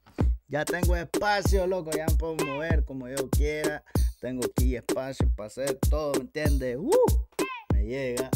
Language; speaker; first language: Spanish; native; Spanish